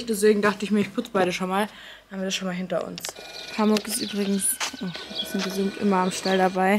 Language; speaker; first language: German; native; German